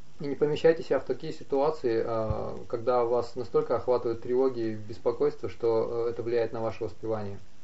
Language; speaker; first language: Russian; native; Russian